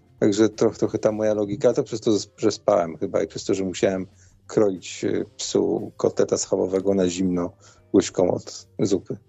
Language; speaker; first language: Polish; native; Polish